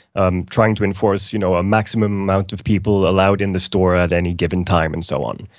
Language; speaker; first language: English; non-native, fluent; Icelandic